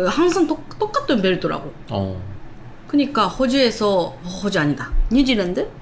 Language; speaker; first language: Korean; non-native, learner; Japanese